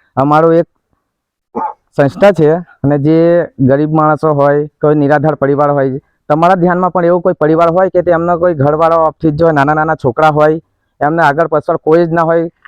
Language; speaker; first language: Gujarati; non-native, local second language; Bhili